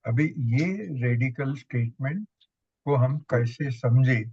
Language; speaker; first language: Hindi; non-native, local second language; Gujarati